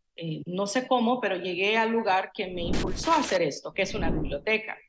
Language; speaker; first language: Spanish; native; Spanish